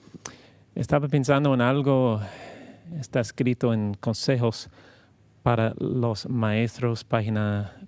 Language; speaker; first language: Spanish; non-native, learner; English